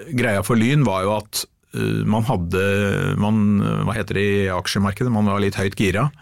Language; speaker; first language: Norwegian; native; Norwegian